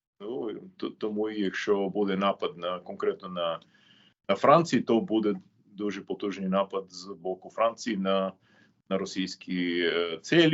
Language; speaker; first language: Ukrainian; non-native, fluent; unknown